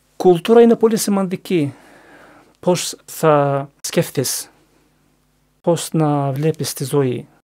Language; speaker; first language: Greek; non-native, learner; Turkish